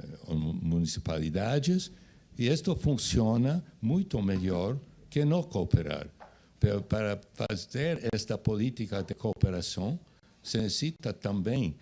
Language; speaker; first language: Portuguese; non-native, fluent; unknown